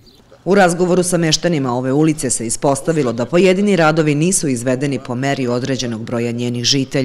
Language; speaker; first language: Serbian; native; Serbian